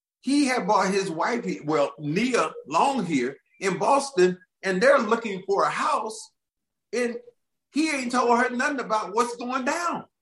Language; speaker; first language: English; native; English